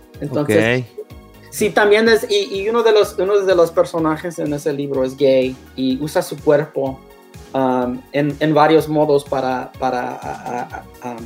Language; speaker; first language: Spanish; non-native, learner; English